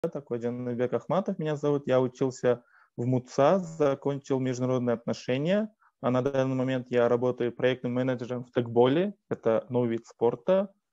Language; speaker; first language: Russian; native; Russian